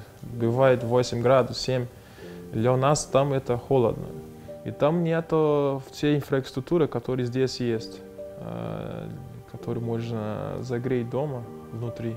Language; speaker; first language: Russian; non-native, fluent; Portuguese